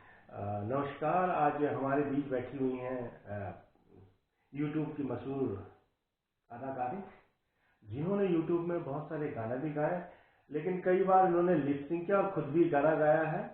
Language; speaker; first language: Hindi; native; Hindi